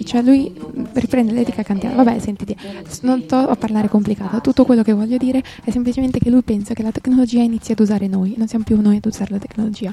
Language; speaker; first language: Italian; native; Italian